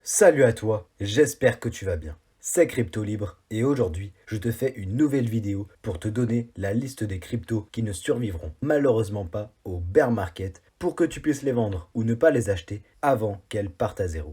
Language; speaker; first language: French; native; French